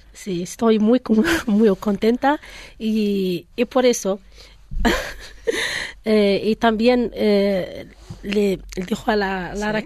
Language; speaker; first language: Spanish; non-native, learner; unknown